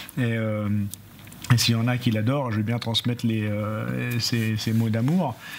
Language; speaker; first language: French; native; French